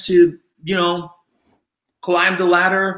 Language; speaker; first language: English; non-native, fluent; Spanish